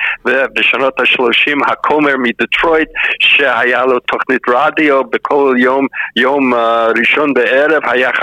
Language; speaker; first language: Hebrew; non-native, fluent; English